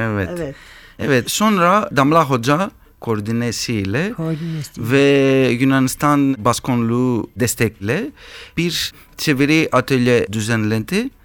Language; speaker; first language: Turkish; non-native, learner; Greek